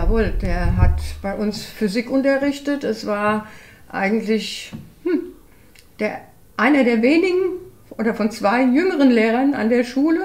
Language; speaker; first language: German; native; German